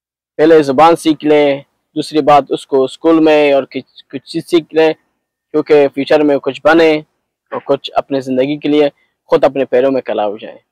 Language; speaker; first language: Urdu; non-native, learner; Pashto